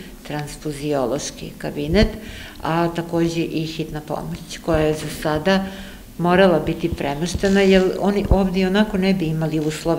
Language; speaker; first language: Serbian; native; Serbian